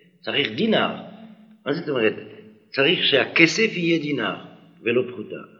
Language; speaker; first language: Hebrew; non-native, fluent; French